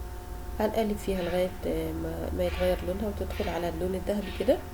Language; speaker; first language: Arabic; native; Arabic